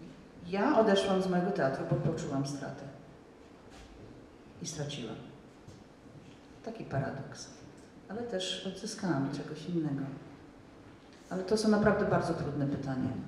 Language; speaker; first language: Polish; non-native, fluent; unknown